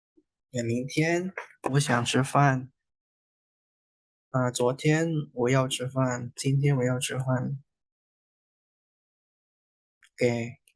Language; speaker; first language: Chinese; non-native, fluent; Indonesian